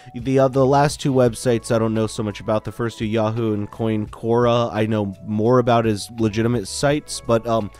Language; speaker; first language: English; native; English